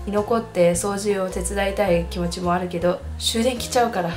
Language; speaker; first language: Japanese; early bilingual, heritage; Japanese